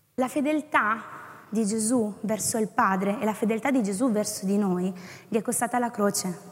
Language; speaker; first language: Italian; native; Italian